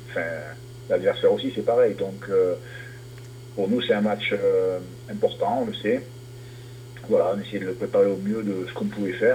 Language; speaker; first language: French; native; French